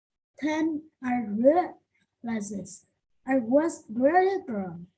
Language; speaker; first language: English; non-native, learner; Vietnamese